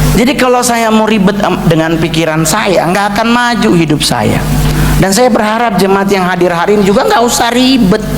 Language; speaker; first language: Indonesian; native; Indonesian